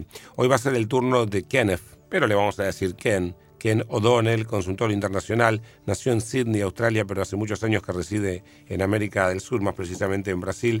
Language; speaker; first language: Spanish; native; Spanish